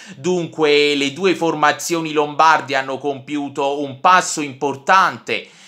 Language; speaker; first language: Italian; native; Italian